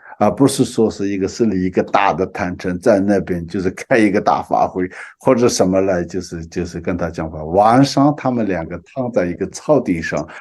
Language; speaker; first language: Chinese; non-native, local second language; Tibetan